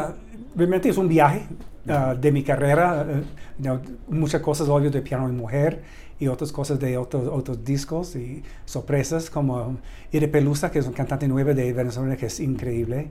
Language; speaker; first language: Spanish; non-native, learner; English